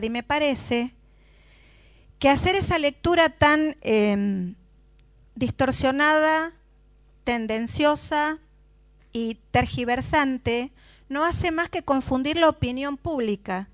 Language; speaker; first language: Spanish; native; Spanish